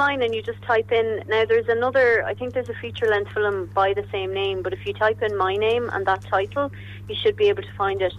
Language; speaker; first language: English; native; English